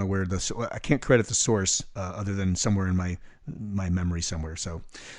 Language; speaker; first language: English; native; English